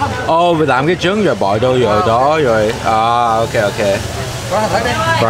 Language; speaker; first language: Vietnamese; early bilingual, heritage; English